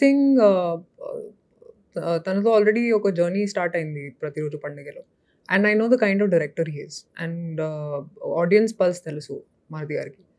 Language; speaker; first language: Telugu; non-native, local second language; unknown